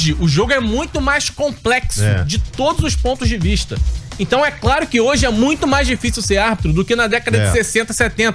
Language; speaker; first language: Portuguese; native; Portuguese